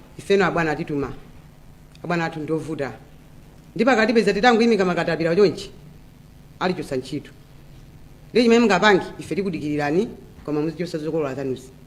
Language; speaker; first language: Nyanja; native; Nyanja